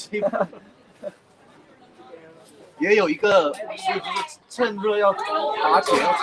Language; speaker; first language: Chinese; early bilingual, heritage; Chinese